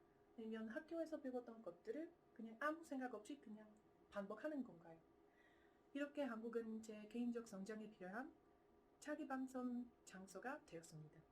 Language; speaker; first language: Korean; non-native, fluent; Czech